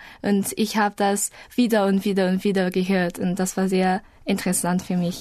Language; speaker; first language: German; non-native, learner; Korean